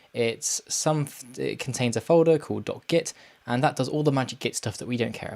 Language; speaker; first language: English; native; English